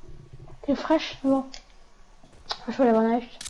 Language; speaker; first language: German; non-native, local second language; Luxembourgish